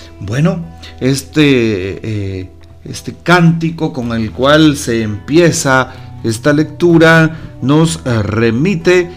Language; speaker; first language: Spanish; native; Spanish